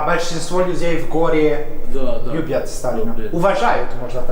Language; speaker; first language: Russian; non-native, learner; English